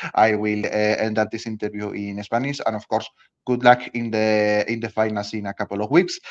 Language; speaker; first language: English; non-native, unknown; Spanish